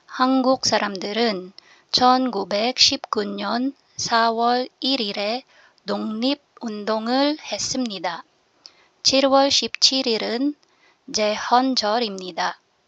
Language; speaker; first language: Korean; non-native, learner; Filipino